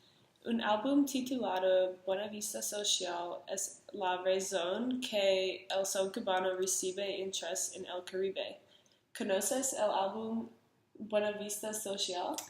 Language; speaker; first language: Spanish; non-native, learner; English